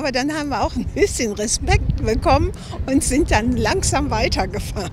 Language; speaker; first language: German; native; German